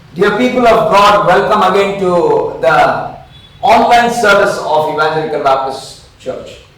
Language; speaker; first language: English; non-native, local second language; Kannada